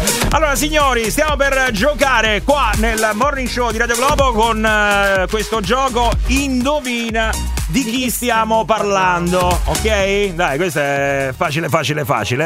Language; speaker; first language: Italian; native; Italian